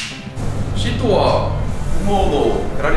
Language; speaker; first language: Japanese; non-native, learner; Korean